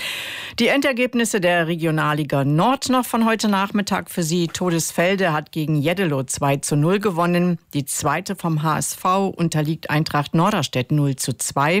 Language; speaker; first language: German; native; German